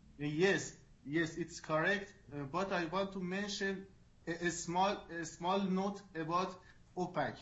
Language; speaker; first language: English; non-native, learner; Persian